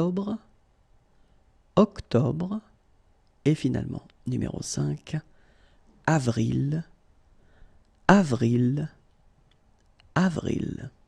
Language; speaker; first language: French; native; French